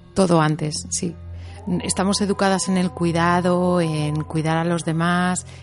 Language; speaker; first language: Spanish; native; Spanish